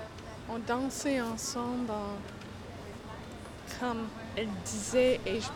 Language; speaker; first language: French; non-native, local second language; English